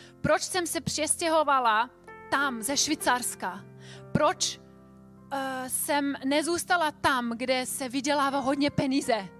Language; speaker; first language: Czech; non-native, fluent; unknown